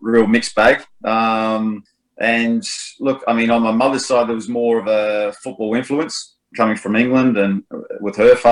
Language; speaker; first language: English; native; English